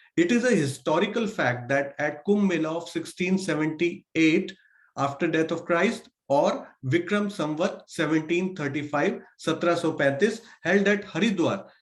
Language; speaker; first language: English; non-native, local second language; Hindi